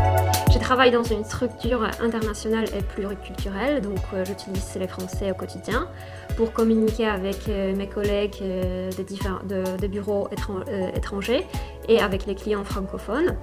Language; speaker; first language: French; non-native, fluent; Polish